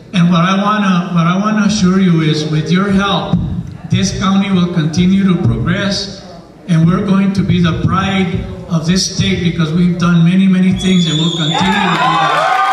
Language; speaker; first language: English; native; English